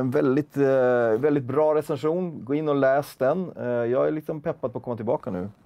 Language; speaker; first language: Swedish; native; Swedish